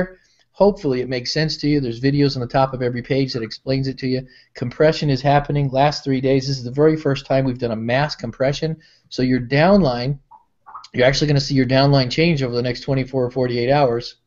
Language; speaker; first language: English; native; English